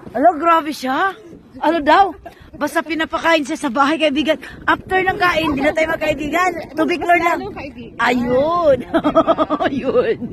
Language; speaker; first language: Filipino; non-native, local second language; Cebuano